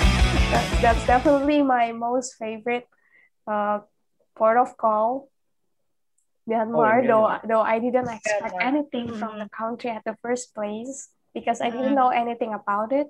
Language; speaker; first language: English; non-native, fluent; Indonesian